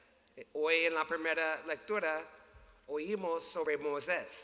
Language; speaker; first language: Spanish; non-native, learner; English